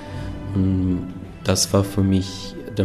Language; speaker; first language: German; non-native, fluent; Persian